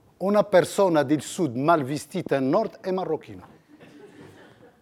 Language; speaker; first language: Italian; non-native, fluent; Arabic